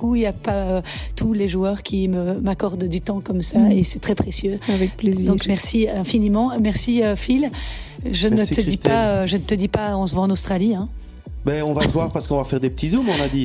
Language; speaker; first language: French; native; French